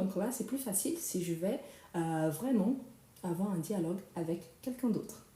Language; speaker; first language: French; non-native, fluent; Portuguese